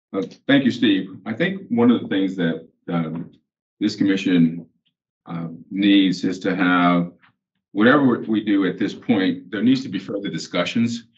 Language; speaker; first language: English; native; English